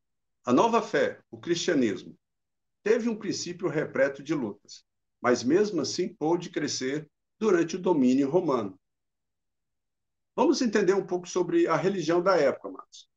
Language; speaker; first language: Portuguese; native; Portuguese